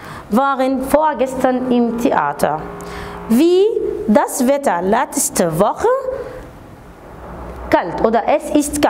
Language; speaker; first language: German; non-native, fluent; Arabic